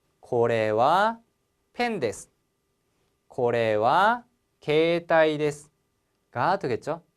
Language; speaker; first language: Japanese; non-native, fluent; Korean